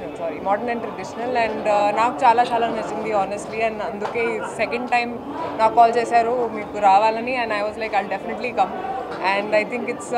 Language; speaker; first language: Telugu; non-native, fluent; Hindi